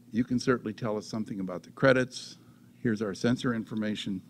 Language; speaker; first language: English; native; English